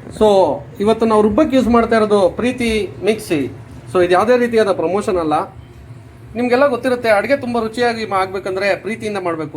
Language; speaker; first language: Kannada; native; Kannada